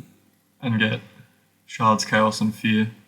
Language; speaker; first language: English; native; English